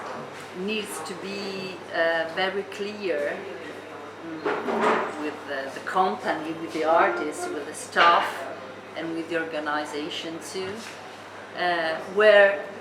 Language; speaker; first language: English; non-native, fluent; Italian